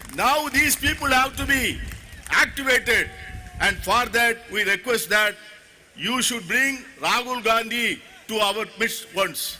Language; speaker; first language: English; non-native, local second language; Tamil